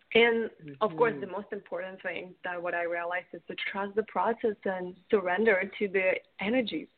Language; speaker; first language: English; non-native, fluent; Russian